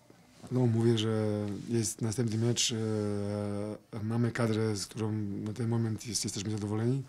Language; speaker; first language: Polish; non-native, fluent; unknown